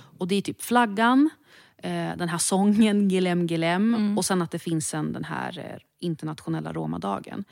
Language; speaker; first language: Swedish; native; Swedish